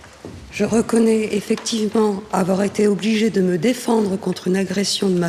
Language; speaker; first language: French; native; French